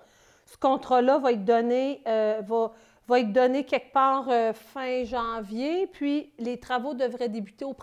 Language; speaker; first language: French; native; French